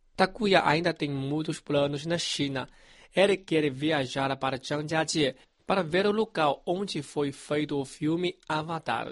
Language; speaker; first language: Portuguese; non-native, fluent; Chinese